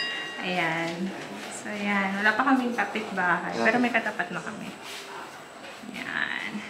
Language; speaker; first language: Filipino; native; Filipino